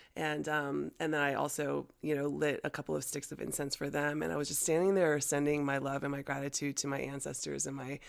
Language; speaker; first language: English; early bilingual, other home language; Chinese